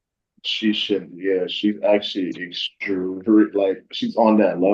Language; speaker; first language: English; native; English